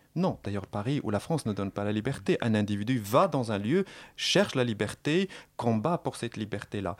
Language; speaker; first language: French; non-native, local second language; Arabic